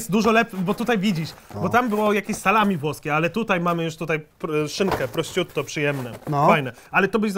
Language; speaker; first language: Polish; native; Polish